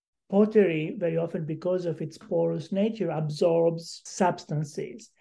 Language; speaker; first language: English; non-native, fluent; Greek